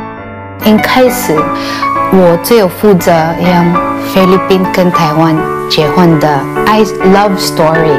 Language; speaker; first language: Chinese; non-native, fluent; Cebuano